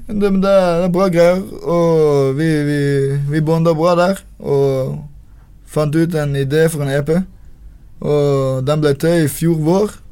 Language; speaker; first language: Norwegian; native; Norwegian